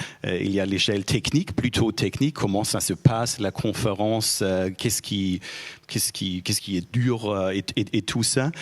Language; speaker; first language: French; non-native, fluent; German